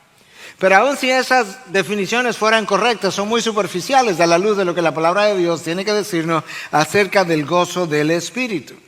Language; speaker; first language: Spanish; native; Spanish